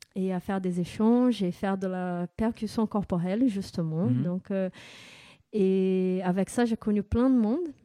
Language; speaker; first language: French; non-native, fluent; Portuguese